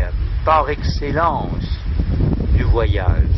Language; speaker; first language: French; non-native, local second language; Morisyen